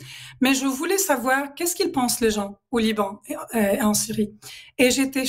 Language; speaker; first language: French; non-native, local second language; Arabic